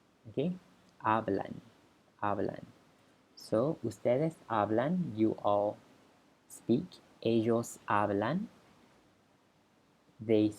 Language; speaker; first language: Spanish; non-native, fluent; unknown